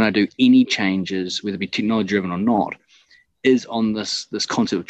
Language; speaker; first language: English; native; English